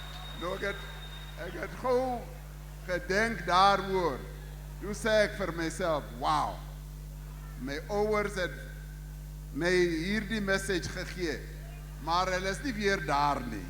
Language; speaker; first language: Afrikaans; non-native, local second language; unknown